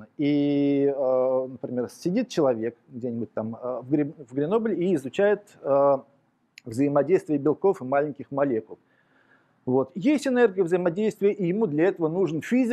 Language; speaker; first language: Russian; native; Russian